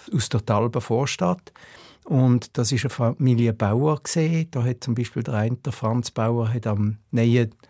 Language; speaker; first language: German; native; German